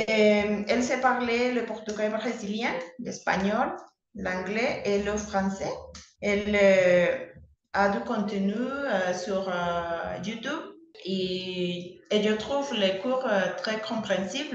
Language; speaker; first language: French; non-native, learner; Spanish